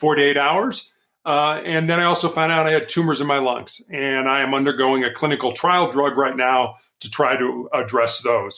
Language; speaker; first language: English; native; English